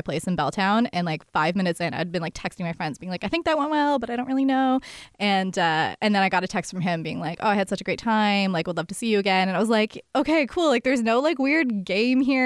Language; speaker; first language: English; native; English